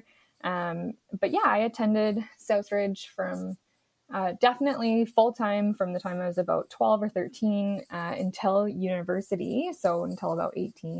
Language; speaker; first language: English; native; English